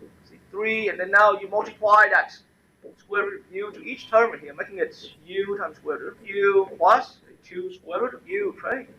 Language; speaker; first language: English; non-native, fluent; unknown